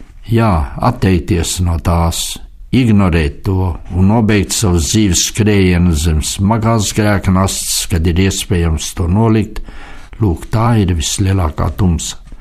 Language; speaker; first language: Latvian; native; Latvian